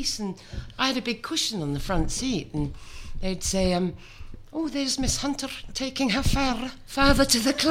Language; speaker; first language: English; native; English